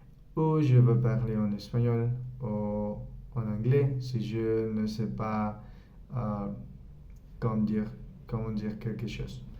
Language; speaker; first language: French; non-native, learner; Spanish